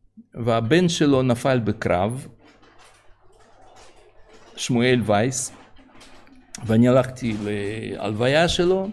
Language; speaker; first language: Hebrew; non-native, fluent; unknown